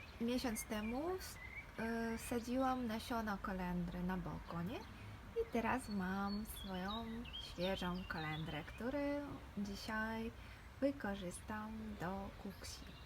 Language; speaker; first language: Polish; non-native, fluent; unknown